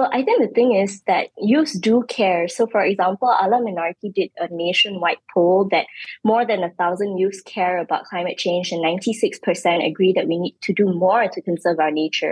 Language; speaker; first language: English; non-native, local second language; Malay